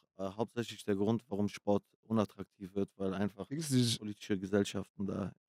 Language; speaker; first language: German; early bilingual, other home language; Kurdish